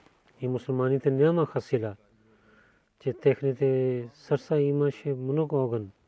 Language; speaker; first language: Bulgarian; non-native, learner; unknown